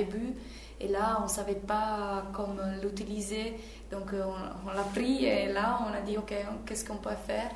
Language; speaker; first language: French; non-native, fluent; Italian